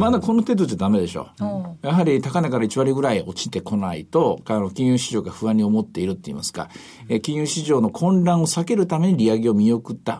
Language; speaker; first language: Japanese; native; Japanese